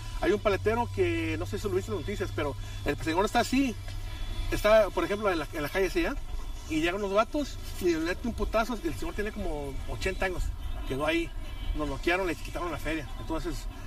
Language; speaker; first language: Spanish; early bilingual, heritage; Spanish